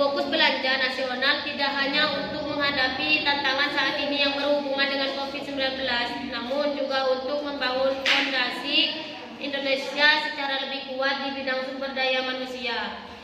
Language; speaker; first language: Indonesian; native; Indonesian